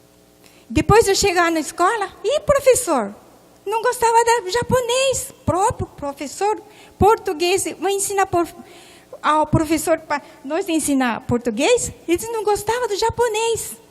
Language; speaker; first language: Portuguese; non-native, local second language; Japanese